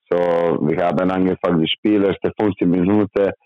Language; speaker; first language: German; non-native, learner; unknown